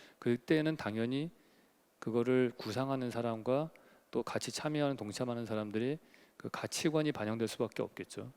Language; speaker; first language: Korean; native; Korean